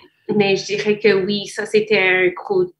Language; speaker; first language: French; non-native, fluent; English